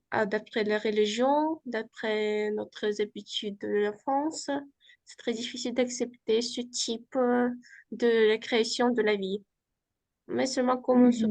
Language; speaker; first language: French; non-native, fluent; Uzbek